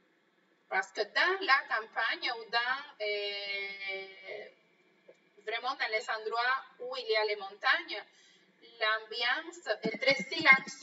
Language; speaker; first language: French; non-native, fluent; Spanish